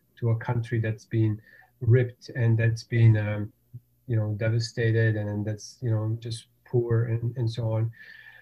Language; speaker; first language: English; non-native, fluent; Bosnian